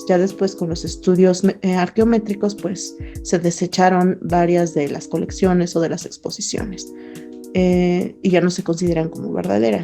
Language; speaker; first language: Spanish; native; Spanish